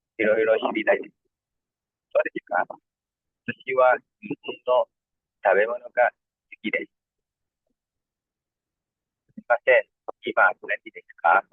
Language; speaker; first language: Japanese; non-native, learner; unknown